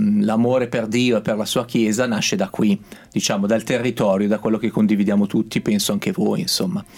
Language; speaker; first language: Italian; native; Italian